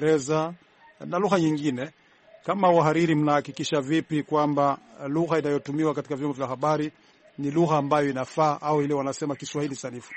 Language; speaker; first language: Swahili; non-native, local second language; Rundi